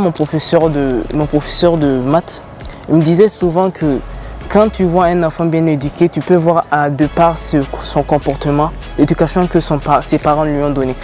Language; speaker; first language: French; non-native, local second language; Hausa